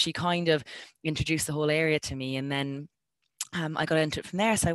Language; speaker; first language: English; native; English